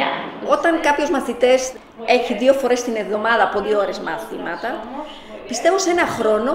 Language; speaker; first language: Greek; non-native, fluent; Spanish